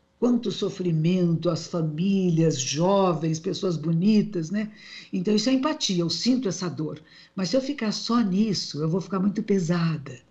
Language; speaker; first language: Portuguese; native; Portuguese